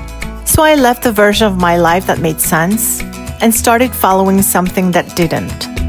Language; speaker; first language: English; native; English